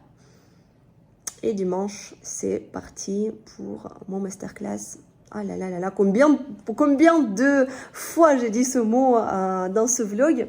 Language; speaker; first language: French; non-native, fluent; Russian